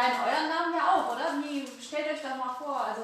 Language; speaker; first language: German; native; German